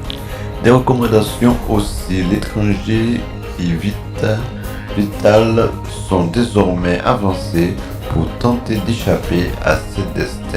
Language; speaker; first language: French; native; French